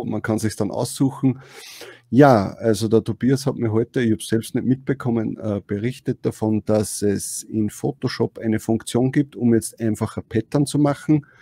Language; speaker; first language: German; native; German